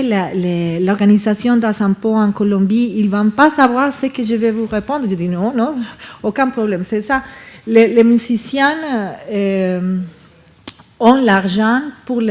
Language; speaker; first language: French; non-native, fluent; Spanish